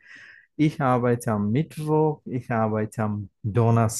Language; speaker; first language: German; non-native, fluent; Bangla